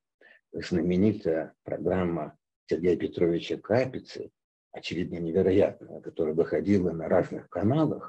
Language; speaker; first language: Russian; native; Russian